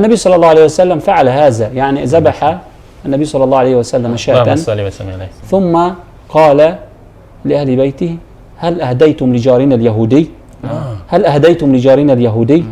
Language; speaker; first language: Arabic; native; Arabic